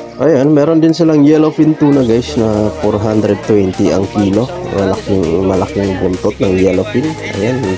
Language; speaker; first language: Filipino; non-native, local second language; Cebuano